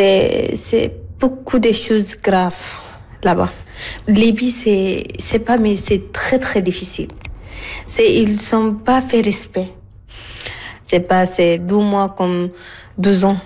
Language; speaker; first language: French; non-native, learner; Arabic